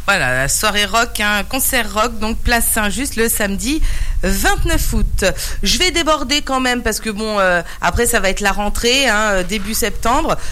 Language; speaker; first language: French; native; French